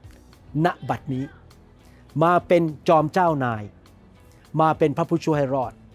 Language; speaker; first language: Thai; native; Thai